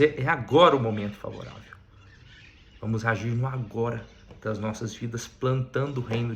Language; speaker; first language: Portuguese; native; Portuguese